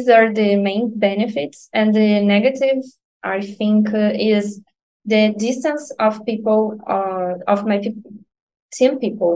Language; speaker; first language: English; non-native, learner; Portuguese